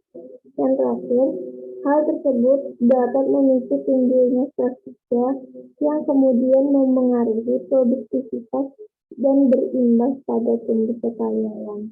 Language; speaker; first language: Indonesian; native; Indonesian